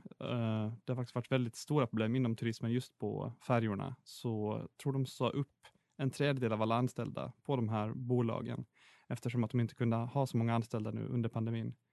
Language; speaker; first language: Swedish; native; Swedish